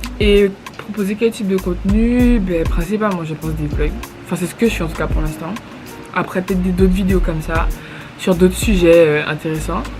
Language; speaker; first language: French; native; French